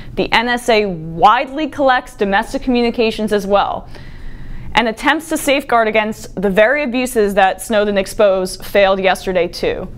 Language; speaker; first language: English; native; English